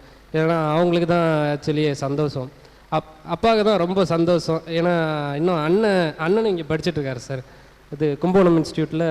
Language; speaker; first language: Tamil; native; Tamil